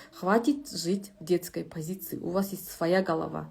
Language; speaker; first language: Russian; non-native, local second language; Kazakh